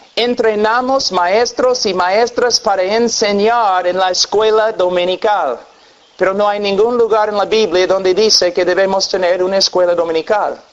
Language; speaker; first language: Spanish; non-native, fluent; English